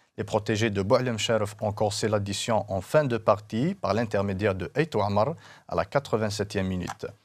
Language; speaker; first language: French; non-native, local second language; Arabic